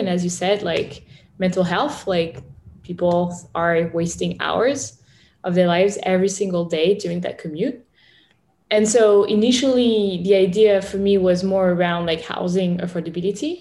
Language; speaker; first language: English; non-native, fluent; French